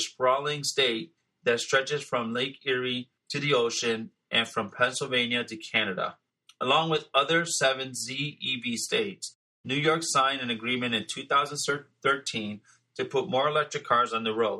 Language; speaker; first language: English; native; English